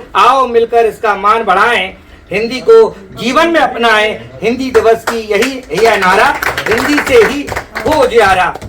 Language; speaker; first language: Hindi; native; Hindi